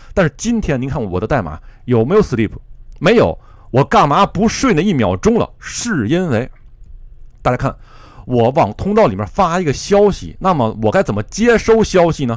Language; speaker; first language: Chinese; native; Chinese